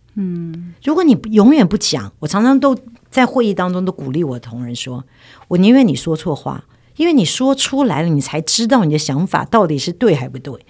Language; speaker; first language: Chinese; native; Chinese